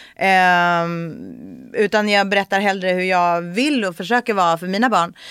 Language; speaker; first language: Swedish; native; Swedish